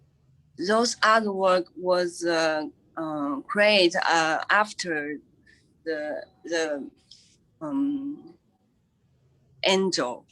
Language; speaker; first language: English; non-native, fluent; Chinese